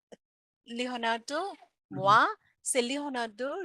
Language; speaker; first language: French; non-native, learner; Bangla